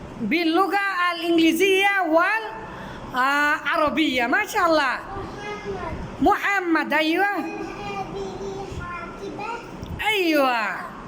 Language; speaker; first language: Arabic; non-native, fluent; Bangla